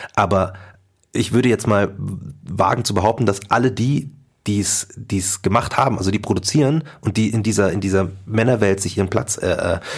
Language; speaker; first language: German; native; German